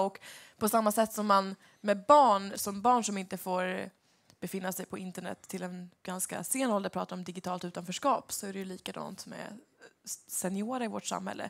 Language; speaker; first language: Swedish; native; Swedish